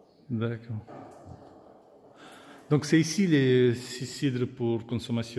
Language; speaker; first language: French; non-native, learner; Russian